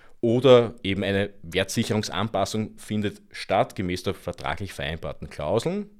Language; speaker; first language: German; native; German